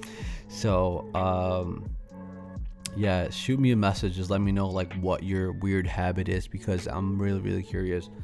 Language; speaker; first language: English; early bilingual, other home language; Spanish